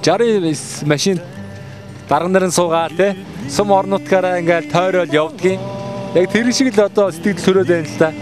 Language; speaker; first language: Mongolian; native; Mongolian